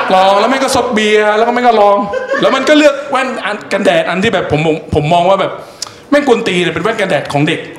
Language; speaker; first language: Thai; native; Thai